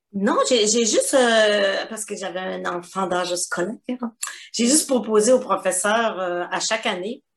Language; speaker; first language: French; native; French